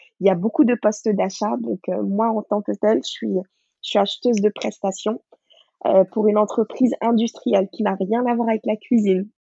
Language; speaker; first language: French; non-native, local second language; Wolof